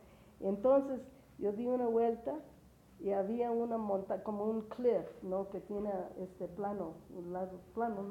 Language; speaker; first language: Spanish; early bilingual, heritage; English